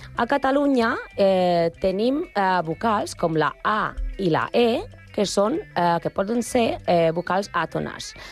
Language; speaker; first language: Catalan; non-native, learner; Spanish